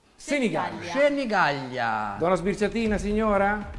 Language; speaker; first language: Italian; native; Italian